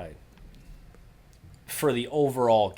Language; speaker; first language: English; native; English